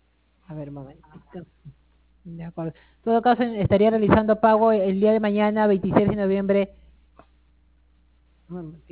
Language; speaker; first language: Spanish; native; Spanish